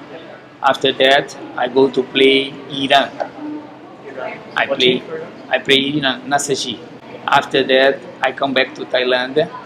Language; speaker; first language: English; non-native, learner; Portuguese